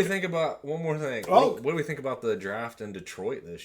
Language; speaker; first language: English; native; English